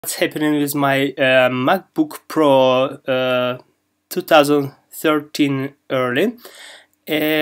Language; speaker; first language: English; non-native, learner; Russian